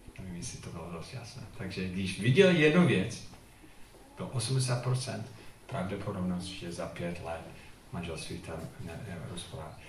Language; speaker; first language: Czech; non-native, fluent; English